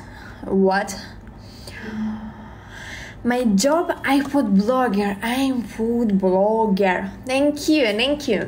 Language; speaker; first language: English; non-native, learner; Russian